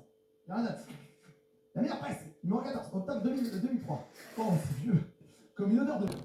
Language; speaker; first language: French; native; French